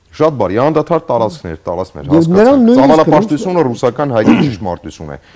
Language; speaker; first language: Armenian; native; Armenian